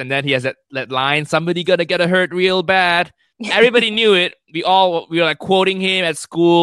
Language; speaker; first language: English; non-native, local second language; Cantonese